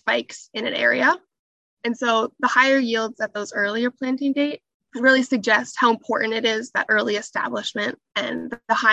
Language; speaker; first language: English; native; English